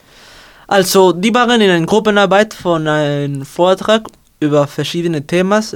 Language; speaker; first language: German; non-native, learner; Spanish